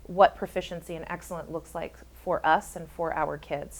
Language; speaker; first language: English; native; English